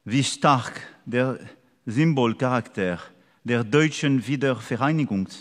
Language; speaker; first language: German; non-native, learner; French